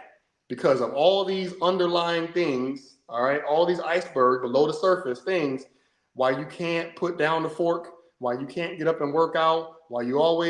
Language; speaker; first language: English; native; English